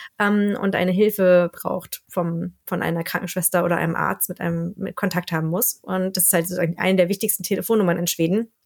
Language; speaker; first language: German; native; German